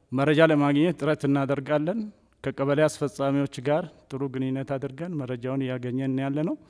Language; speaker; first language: Amharic; non-native, local second language; Sidamo